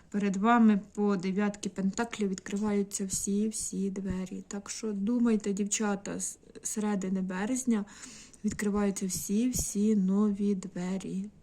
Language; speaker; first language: Ukrainian; non-native, local second language; Russian